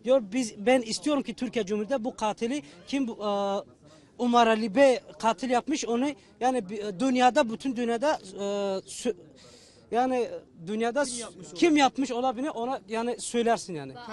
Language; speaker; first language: Turkish; non-native, learner; Tajik